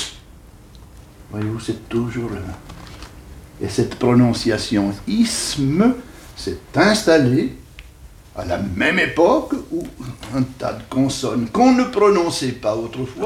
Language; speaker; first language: French; native; French